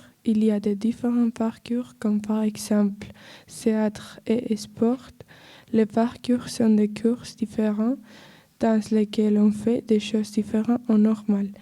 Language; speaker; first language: French; non-native, learner; Spanish